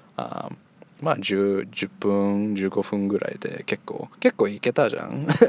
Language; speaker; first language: Japanese; early bilingual, heritage; Japanese